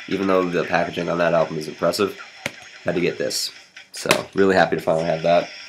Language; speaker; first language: English; native; English